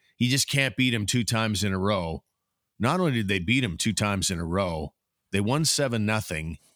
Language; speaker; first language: English; native; English